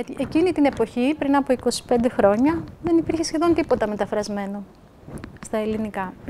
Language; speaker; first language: Greek; native; Greek